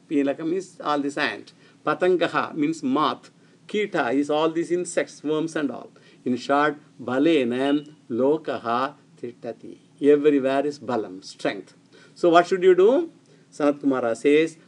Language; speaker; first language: English; non-native, local second language; Tamil